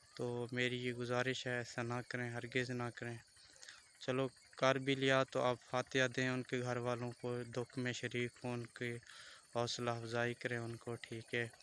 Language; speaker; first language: Urdu; non-native, local second language; Saraiki